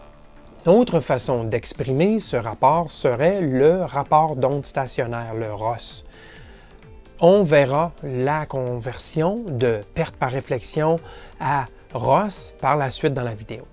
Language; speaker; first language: French; native; French